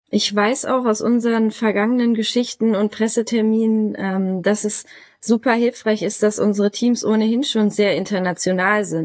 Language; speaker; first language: German; native; German